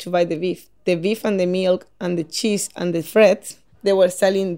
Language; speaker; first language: English; non-native, fluent; Spanish